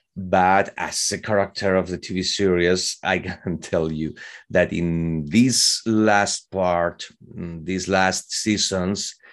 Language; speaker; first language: English; non-native, fluent; Spanish